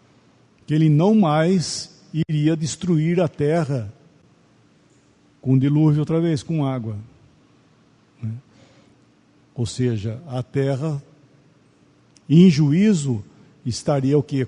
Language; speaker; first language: Portuguese; native; Portuguese